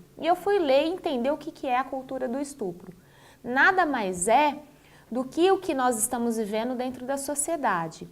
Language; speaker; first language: Portuguese; native; Portuguese